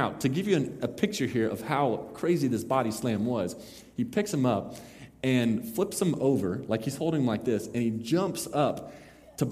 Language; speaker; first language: English; native; English